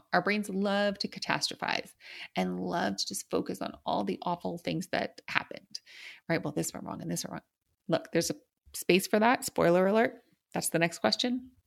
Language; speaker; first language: English; native; English